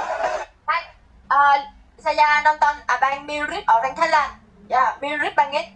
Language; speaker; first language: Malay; non-native, learner; Vietnamese